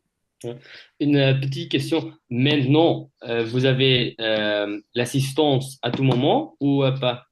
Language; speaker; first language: French; non-native, learner; Dutch